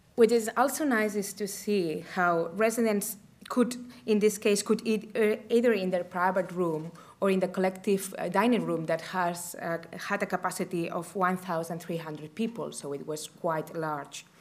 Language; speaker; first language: English; non-native, fluent; Spanish